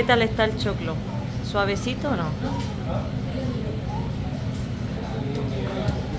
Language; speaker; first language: Spanish; native; Spanish